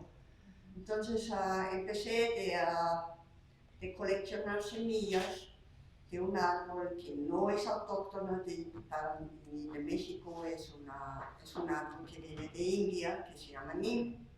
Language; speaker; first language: Spanish; non-native, fluent; Slovak